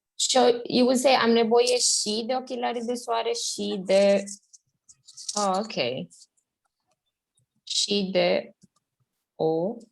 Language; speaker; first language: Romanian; non-native, learner; Spanish